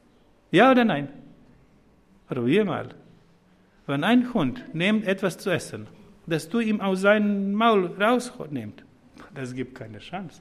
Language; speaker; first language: German; non-native, fluent; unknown